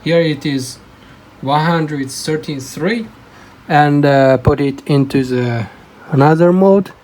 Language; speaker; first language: English; non-native, learner; Chinese